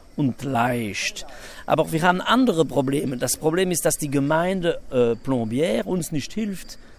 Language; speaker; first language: German; non-native, local second language; French